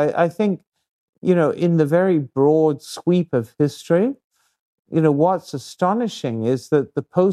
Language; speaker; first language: English; native; English